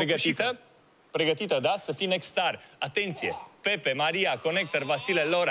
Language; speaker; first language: Romanian; native; Romanian